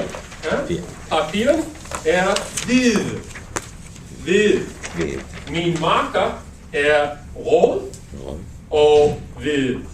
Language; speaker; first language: Danish; non-native, learner; English